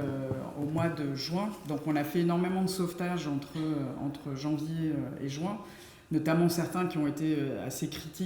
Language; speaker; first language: French; native; French